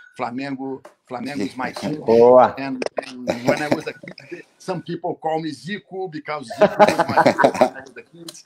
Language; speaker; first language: English; non-native, learner; Portuguese